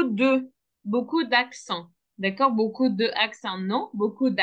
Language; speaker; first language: French; non-native, fluent; Turkish